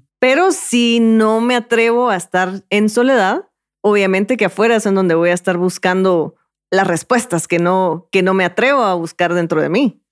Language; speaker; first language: Spanish; native; Spanish